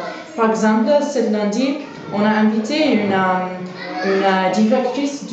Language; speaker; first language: French; non-native, fluent; English